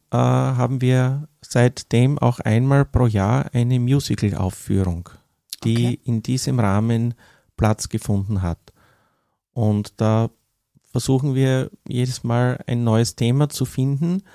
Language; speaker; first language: German; native; German